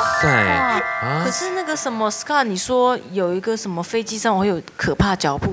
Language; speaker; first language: Chinese; native; Chinese